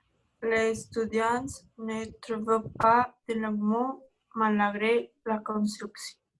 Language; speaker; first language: French; non-native, learner; Spanish